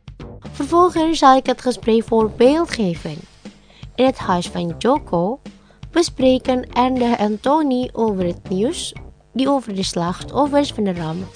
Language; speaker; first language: Dutch; non-native, learner; Indonesian